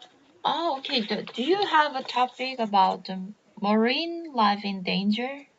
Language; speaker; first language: English; non-native, learner; Korean